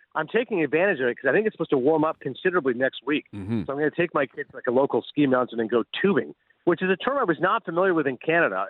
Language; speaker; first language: English; native; English